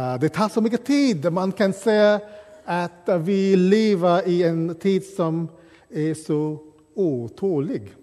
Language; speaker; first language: Swedish; non-native, fluent; English